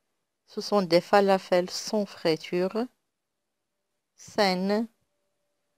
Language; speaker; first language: French; non-native, local second language; Arabic